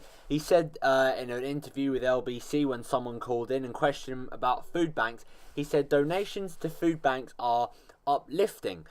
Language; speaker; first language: English; native; English